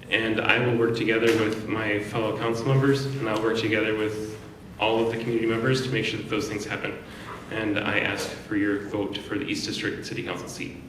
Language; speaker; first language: English; native; English